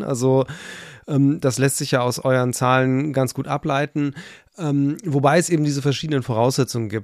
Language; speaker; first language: German; native; German